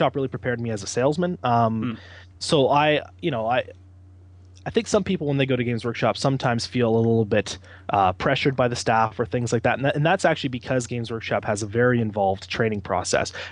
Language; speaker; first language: English; native; English